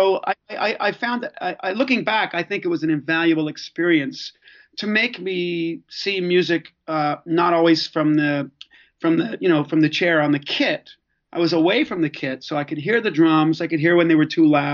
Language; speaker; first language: English; native; English